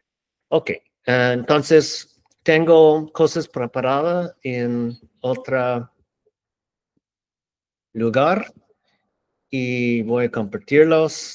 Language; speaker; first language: Spanish; non-native, learner; English